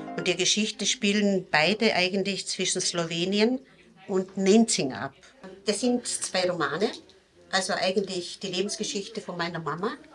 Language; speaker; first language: German; native; German